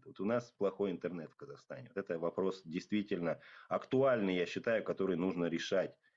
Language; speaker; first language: Russian; native; Russian